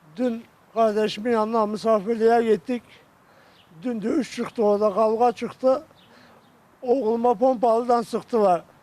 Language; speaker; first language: Turkish; non-native, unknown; Arabic